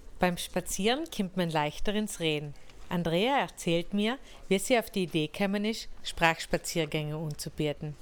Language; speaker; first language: German; native; German